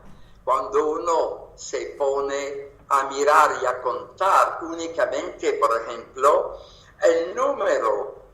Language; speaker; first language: Spanish; non-native, fluent; French